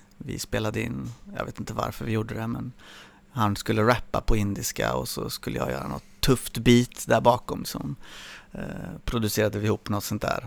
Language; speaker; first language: Swedish; early bilingual, other home language; Spanish